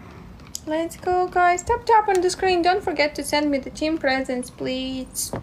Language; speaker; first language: English; non-native, learner; Ukrainian